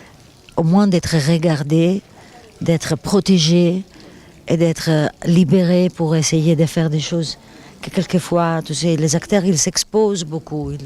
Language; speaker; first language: French; non-native, fluent; Italian